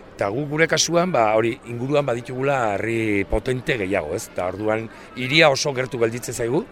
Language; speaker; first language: Basque; native; Basque